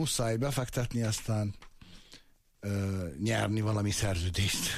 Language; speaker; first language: Hungarian; non-native, fluent; Arabic